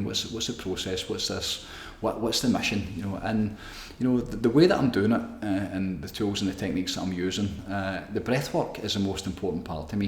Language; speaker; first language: English; native; English